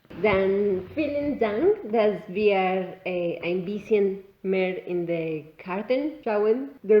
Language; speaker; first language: German; non-native, learner; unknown